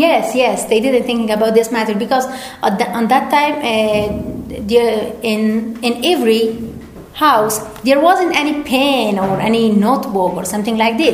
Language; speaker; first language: English; non-native, learner; Persian